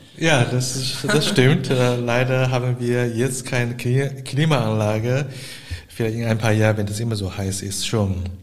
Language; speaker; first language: German; non-native, fluent; Chinese